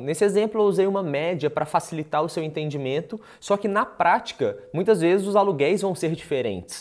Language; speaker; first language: Portuguese; native; Portuguese